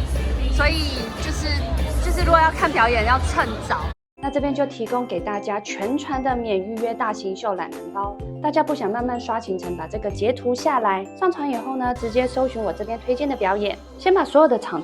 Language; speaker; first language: Chinese; native; Chinese